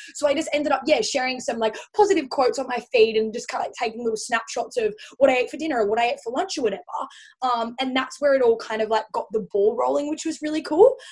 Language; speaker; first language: English; native; English